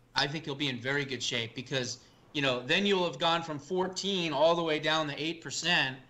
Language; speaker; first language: English; native; English